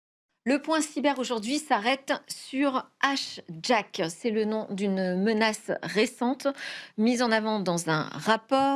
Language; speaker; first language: French; native; French